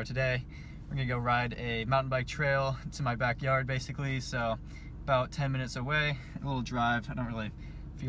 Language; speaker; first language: English; native; English